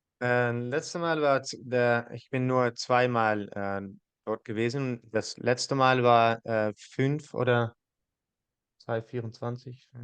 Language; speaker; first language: German; non-native, learner; Dutch